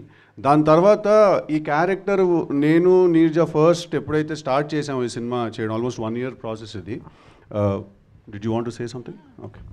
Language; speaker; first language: Telugu; native; Telugu